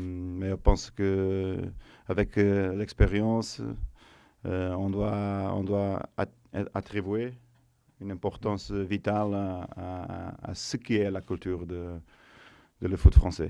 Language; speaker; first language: French; non-native, fluent; Portuguese